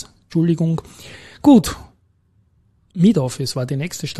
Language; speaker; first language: German; native; German